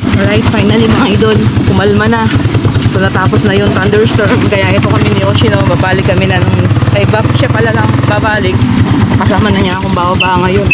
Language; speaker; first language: Filipino; native; Filipino